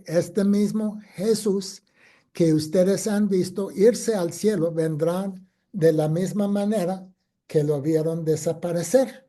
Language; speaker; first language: Spanish; non-native, fluent; English